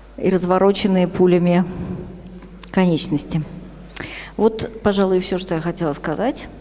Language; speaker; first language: Russian; native; Russian